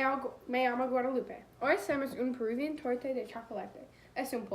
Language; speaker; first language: Spanish; non-native, learner; English